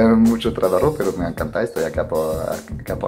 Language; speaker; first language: Spanish; non-native, fluent; French